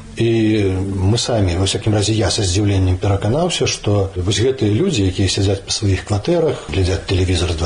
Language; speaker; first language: Belarusian; native; Belarusian